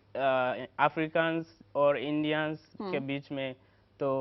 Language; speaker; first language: Hindi; non-native, learner; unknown